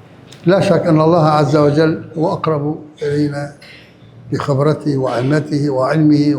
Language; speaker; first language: Arabic; native; Arabic